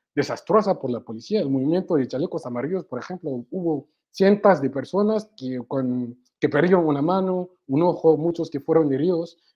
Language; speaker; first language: Spanish; non-native, fluent; Wolof